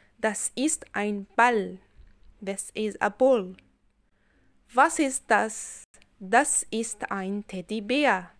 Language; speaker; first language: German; non-native, fluent; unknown